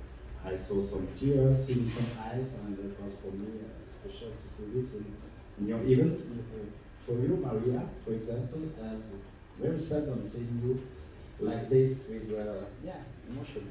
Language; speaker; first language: English; non-native, fluent; French